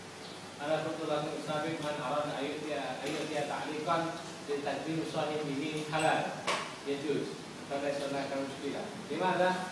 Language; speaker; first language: Arabic; non-native, learner; Indonesian